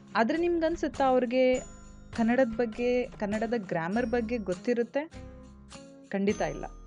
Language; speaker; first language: Kannada; non-native, local second language; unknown